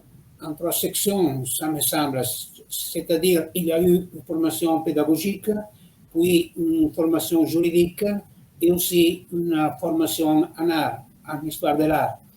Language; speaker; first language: French; non-native, fluent; Italian